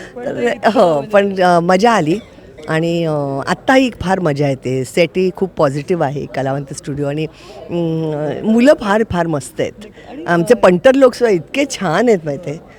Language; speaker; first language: Marathi; native; Marathi